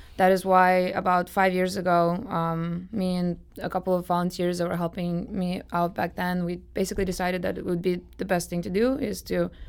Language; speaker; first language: English; non-native, fluent; Russian